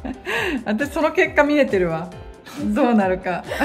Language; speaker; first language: Japanese; native; Japanese